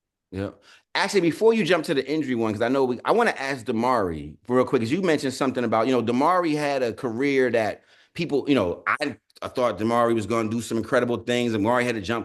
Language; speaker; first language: English; native; English